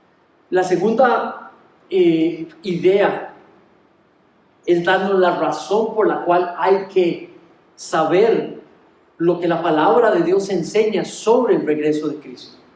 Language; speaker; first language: Spanish; native; Spanish